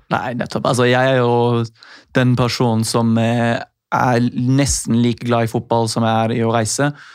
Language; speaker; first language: Norwegian; non-native, fluent; English